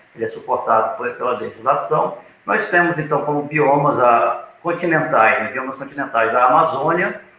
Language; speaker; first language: Portuguese; native; Portuguese